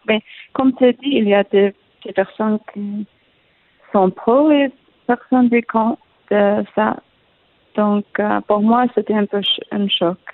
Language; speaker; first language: French; non-native, learner; Arabic